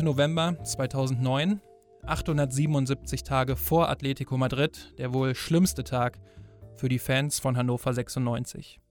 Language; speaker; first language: German; native; German